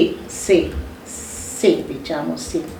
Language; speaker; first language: Italian; non-native, fluent; Arabic